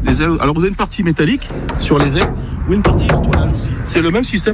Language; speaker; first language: French; native; French